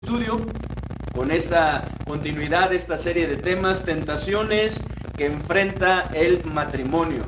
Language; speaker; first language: Spanish; native; Spanish